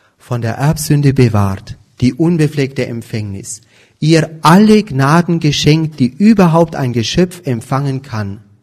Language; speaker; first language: German; native; German